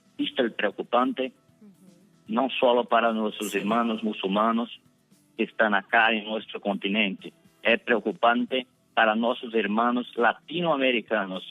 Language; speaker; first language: Spanish; non-native, fluent; Portuguese